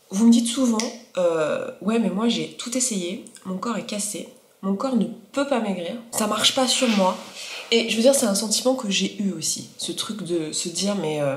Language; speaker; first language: French; native; French